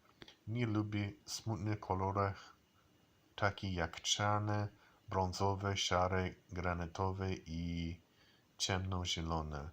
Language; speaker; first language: Polish; non-native, learner; English